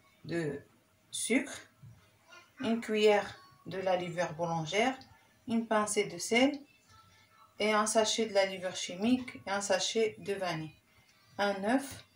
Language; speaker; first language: French; non-native, local second language; Arabic